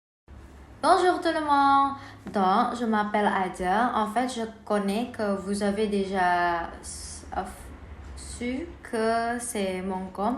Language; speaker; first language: French; non-native, learner; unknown